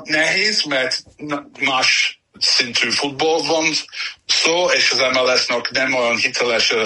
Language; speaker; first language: Hungarian; non-native, learner; English